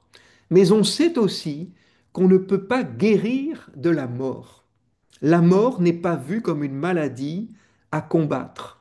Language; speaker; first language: French; native; French